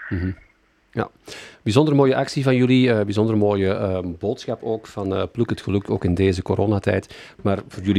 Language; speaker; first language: Dutch; native; Dutch